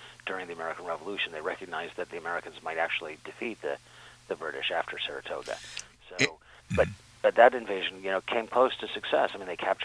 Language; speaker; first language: English; native; English